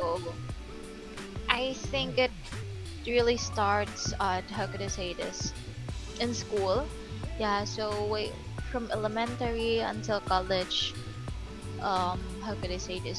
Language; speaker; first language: English; non-native, local second language; Filipino